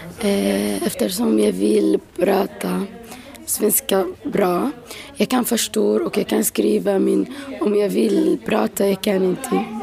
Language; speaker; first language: Swedish; non-native, learner; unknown